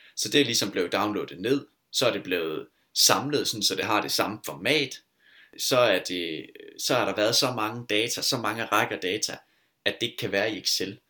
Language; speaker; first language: Danish; native; Danish